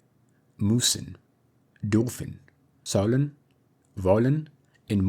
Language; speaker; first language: German; non-native, fluent; English